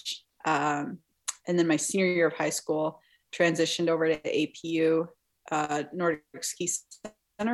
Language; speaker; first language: English; native; English